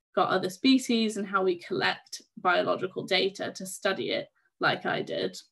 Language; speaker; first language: English; native; English